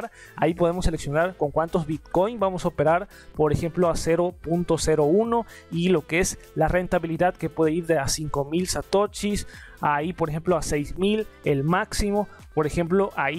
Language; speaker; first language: Spanish; native; Spanish